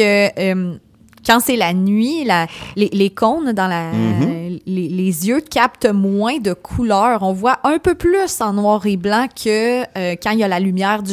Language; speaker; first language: French; native; French